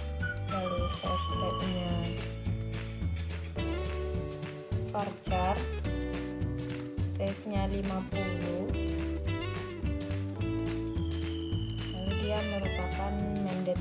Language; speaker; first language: Indonesian; native; Indonesian